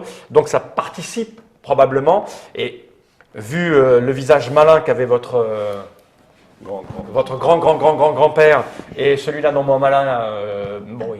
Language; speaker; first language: French; native; French